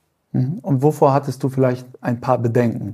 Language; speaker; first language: German; native; German